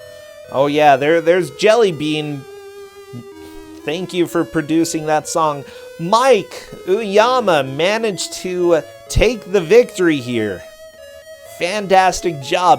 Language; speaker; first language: English; native; English